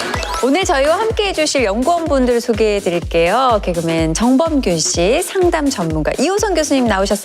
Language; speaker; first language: Korean; native; Korean